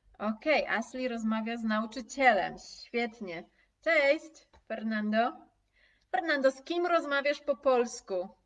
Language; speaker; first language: Polish; native; Polish